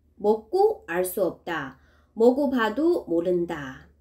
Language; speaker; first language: Korean; non-native, fluent; Chinese